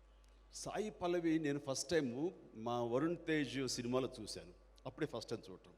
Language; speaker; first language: Telugu; native; Telugu